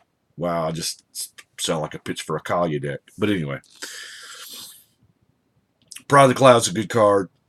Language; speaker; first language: English; native; English